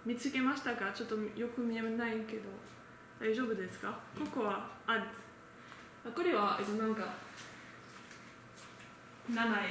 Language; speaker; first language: Japanese; non-native, learner; French